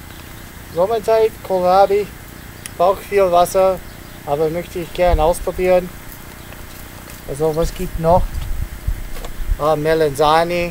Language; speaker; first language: German; non-native, learner; Italian